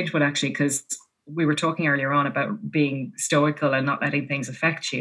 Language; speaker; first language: English; native; English